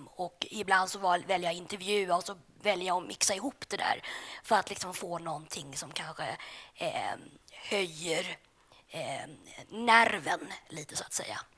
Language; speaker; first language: Swedish; native; Swedish